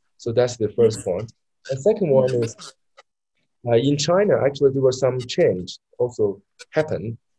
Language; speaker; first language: English; non-native, learner; Chinese